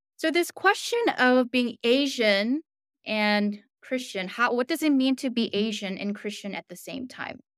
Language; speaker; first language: English; early bilingual, other home language; Korean